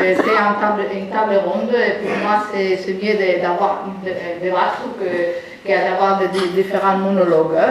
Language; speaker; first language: French; non-native, fluent; Spanish